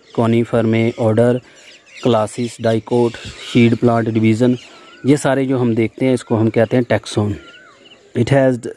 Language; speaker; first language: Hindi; non-native, local second language; Punjabi